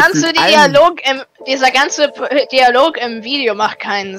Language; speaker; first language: German; native; German